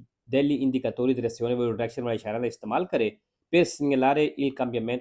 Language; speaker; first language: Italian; non-native, fluent; Punjabi